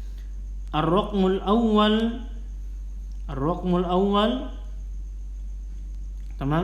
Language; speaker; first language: Arabic; non-native, fluent; Indonesian